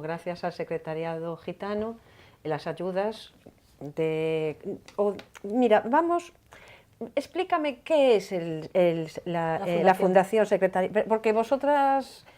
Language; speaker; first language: Spanish; native; Spanish